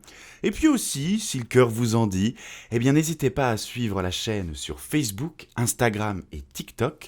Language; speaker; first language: French; native; French